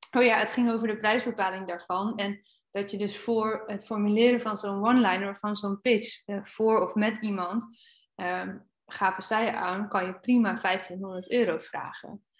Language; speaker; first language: Dutch; native; Dutch